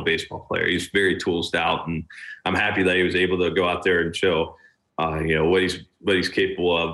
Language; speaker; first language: English; native; English